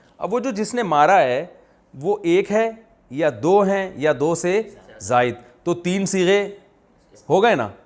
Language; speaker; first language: Urdu; native; Urdu